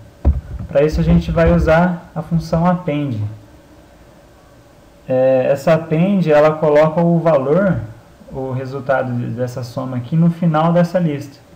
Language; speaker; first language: Portuguese; native; Portuguese